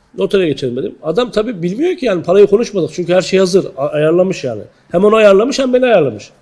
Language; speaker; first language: Turkish; native; Turkish